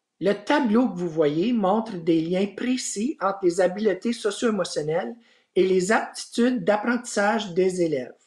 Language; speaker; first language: French; native; French